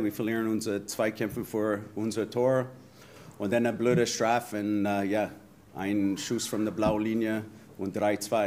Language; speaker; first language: German; non-native, fluent; English